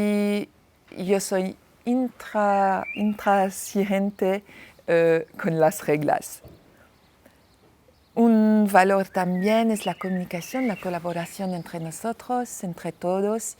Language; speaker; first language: Spanish; non-native, fluent; French